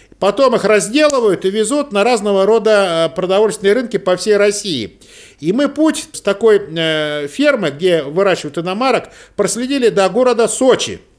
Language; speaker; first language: Russian; native; Russian